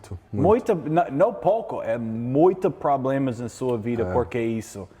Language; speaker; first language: Portuguese; non-native, learner; English